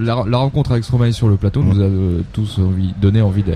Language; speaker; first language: French; native; French